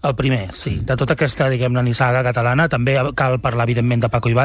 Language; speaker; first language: Catalan; native; Catalan